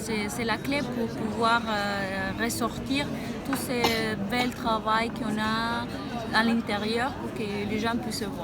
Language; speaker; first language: French; non-native, fluent; Spanish